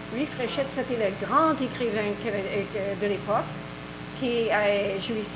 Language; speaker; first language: French; native; French